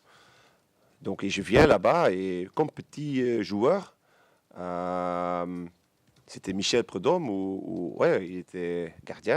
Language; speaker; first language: French; non-native, local second language; Dutch